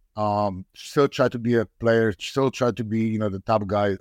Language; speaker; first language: English; non-native, fluent; Polish